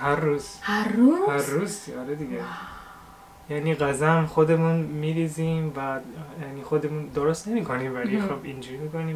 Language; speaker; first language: Persian; non-native, fluent; Japanese